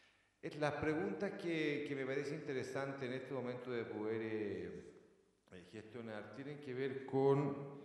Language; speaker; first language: Spanish; native; Spanish